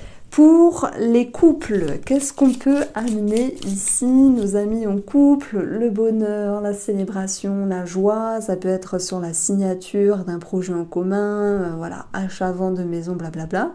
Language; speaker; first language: French; native; French